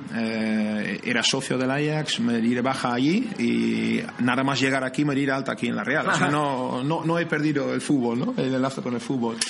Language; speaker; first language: Spanish; non-native, fluent; Dutch